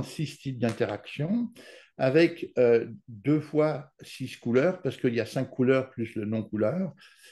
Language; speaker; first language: French; native; French